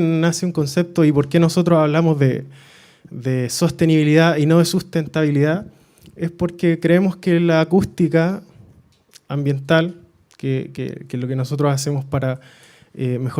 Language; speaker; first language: Spanish; native; Spanish